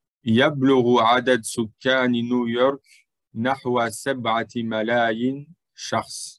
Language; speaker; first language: Arabic; non-native, fluent; French